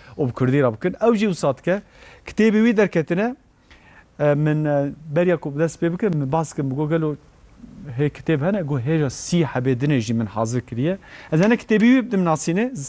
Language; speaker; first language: Kurdish; native; Kurdish